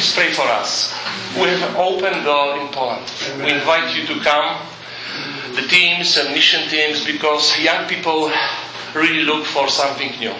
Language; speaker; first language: English; non-native, fluent; Polish